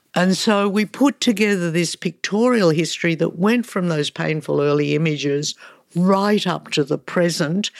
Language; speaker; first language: English; early bilingual, other home language; Hungarian